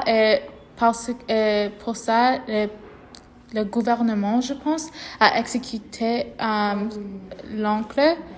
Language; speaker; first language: French; non-native, learner; English